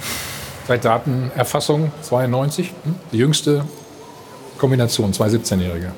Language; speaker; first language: German; native; German